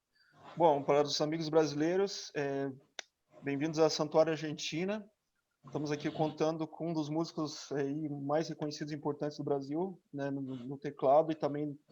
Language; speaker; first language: Portuguese; non-native, fluent; Spanish